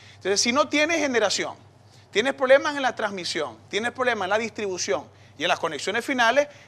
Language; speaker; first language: Spanish; native; Spanish